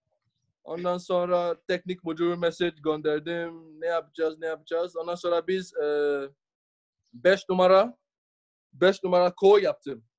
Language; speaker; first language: Turkish; non-native, learner; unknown